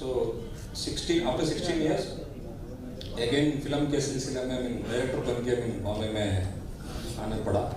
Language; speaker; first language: Hindi; non-native, local second language; Kannada